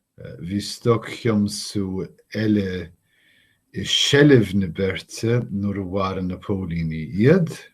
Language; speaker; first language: Irish; non-native, fluent; English